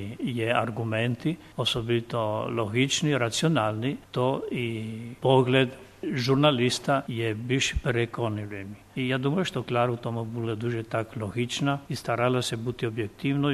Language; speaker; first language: Ukrainian; non-native, fluent; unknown